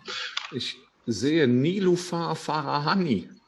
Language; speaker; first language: German; non-native, fluent; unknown